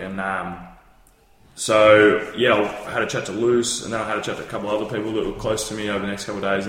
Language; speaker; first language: English; native; English